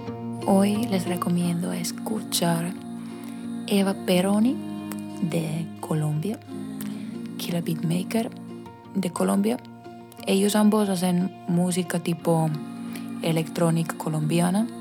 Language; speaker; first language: Spanish; non-native, fluent; Finnish